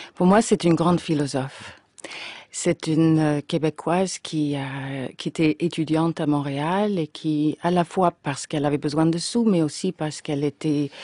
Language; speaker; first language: French; non-native, fluent; English